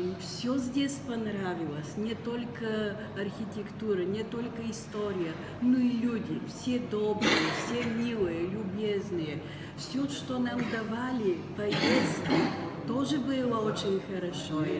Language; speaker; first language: Russian; non-native, learner; Bulgarian